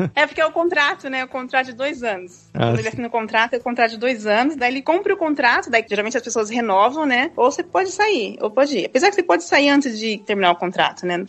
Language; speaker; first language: Portuguese; native; Portuguese